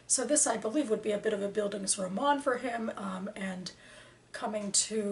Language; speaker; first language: English; native; English